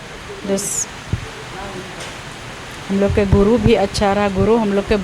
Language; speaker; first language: Hindi; non-native, learner; Caribbean Hindustani